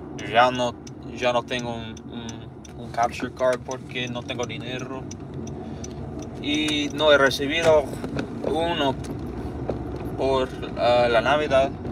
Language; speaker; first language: Spanish; non-native, learner; English